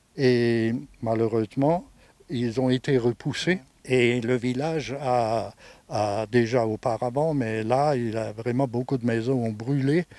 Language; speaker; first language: French; native; French